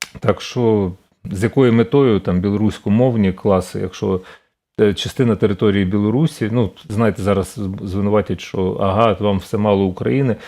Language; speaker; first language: Ukrainian; native; Ukrainian